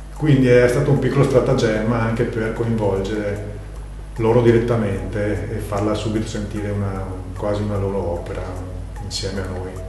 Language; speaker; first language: Italian; native; Italian